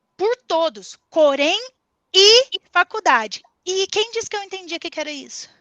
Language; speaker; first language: Portuguese; native; Portuguese